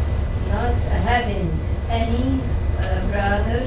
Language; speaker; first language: English; non-native, learner; Arabic